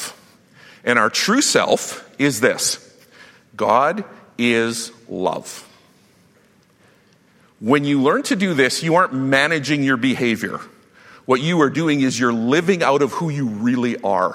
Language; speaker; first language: English; native; English